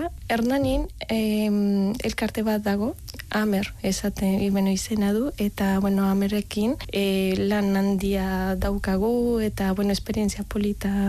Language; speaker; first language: Basque; non-native, learner; Spanish